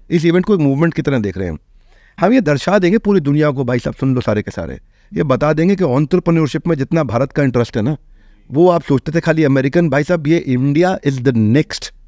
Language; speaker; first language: Hindi; native; Hindi